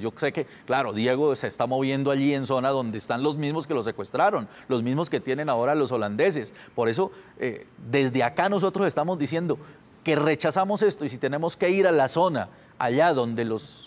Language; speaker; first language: Spanish; native; Spanish